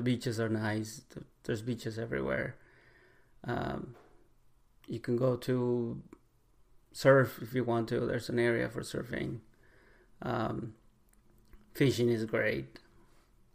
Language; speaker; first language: English; non-native, fluent; Spanish